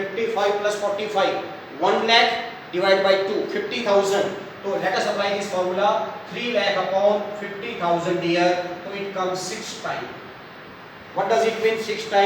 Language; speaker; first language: English; non-native, local second language; Hindi